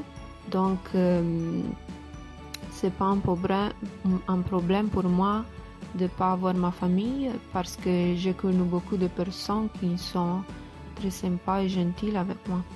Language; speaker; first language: French; non-native, learner; Italian